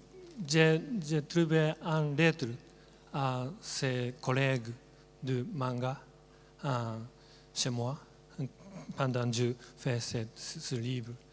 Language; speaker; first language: French; non-native, learner; Japanese